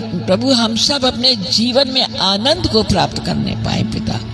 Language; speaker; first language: Hindi; native; Hindi